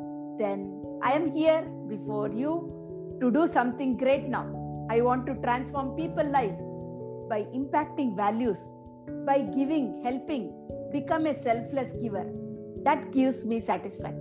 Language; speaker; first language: English; non-native, local second language; Kannada